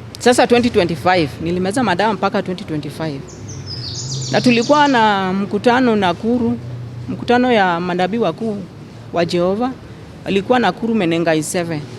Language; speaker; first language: Swahili; non-native, local second language; Luo (Kenya and Tanzania)